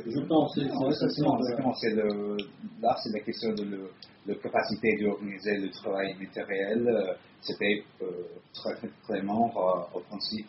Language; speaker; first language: French; non-native, fluent; Italian